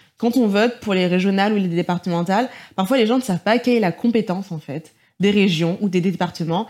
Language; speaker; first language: French; native; French